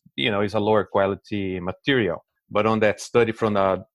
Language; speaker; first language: English; non-native, fluent; Portuguese